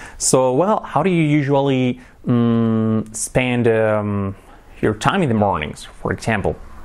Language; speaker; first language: English; non-native, fluent; Spanish